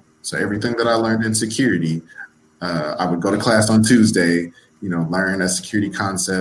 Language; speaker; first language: English; native; English